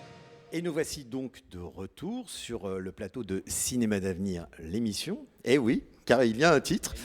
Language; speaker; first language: French; native; French